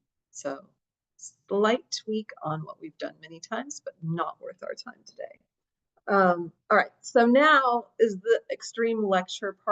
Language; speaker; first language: English; native; English